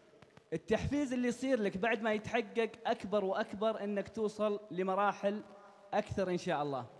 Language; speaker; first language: Arabic; native; Arabic